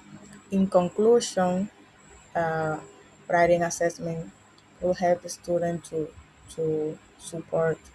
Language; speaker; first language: English; non-native, learner; Spanish